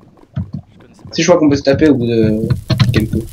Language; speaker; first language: French; native; French